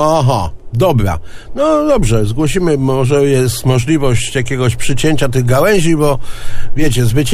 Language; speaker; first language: Polish; native; Polish